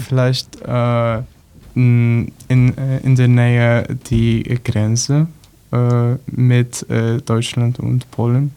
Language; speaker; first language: German; non-native, learner; Polish